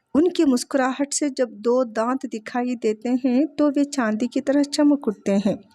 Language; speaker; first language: Hindi; non-native, local second language; Telugu